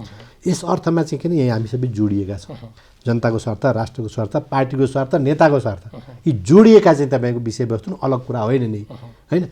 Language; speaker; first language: Nepali; native; Nepali